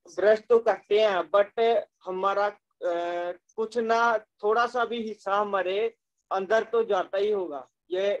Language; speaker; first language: Hindi; native; Hindi